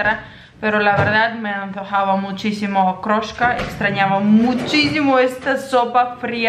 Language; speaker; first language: Spanish; non-native, learner; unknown